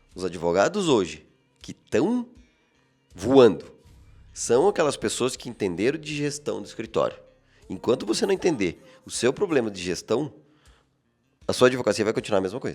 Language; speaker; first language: Portuguese; native; Portuguese